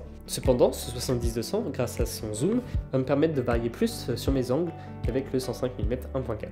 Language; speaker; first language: French; native; French